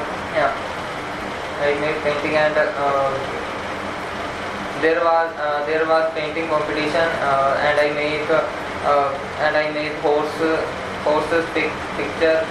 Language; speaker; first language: English; non-native, learner; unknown